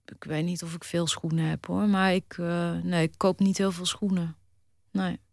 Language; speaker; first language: Dutch; native; Dutch